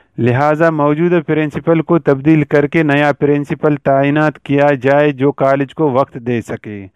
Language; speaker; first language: Urdu; non-native, local second language; Baluchi